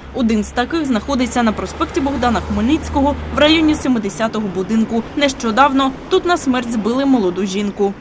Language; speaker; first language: Ukrainian; native; Ukrainian